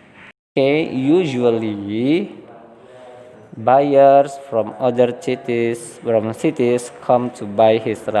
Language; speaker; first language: English; non-native, fluent; Indonesian